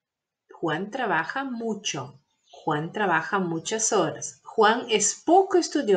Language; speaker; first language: Spanish; non-native, fluent; Portuguese